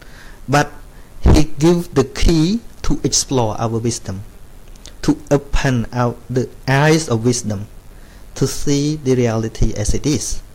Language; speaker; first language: English; non-native, fluent; Khmer